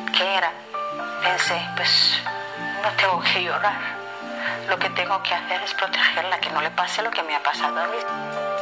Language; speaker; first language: Spanish; non-native, fluent; Somali